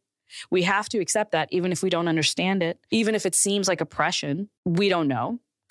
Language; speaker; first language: English; early bilingual, other home language; Urdu